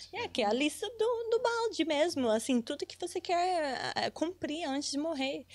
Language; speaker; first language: Portuguese; non-native, fluent; English